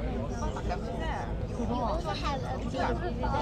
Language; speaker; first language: English; non-native, learner; Chinese